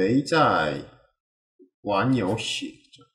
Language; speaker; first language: Chinese; non-native, learner; Korean